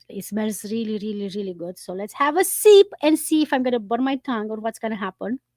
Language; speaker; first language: English; non-native, fluent; Romanian